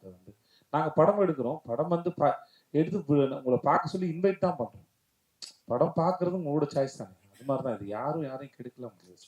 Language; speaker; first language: Tamil; native; Tamil